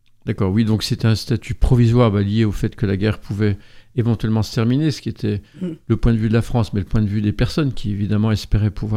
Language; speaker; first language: French; native; French